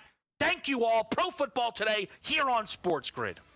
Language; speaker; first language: English; native; English